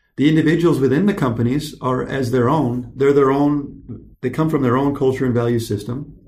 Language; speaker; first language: English; native; English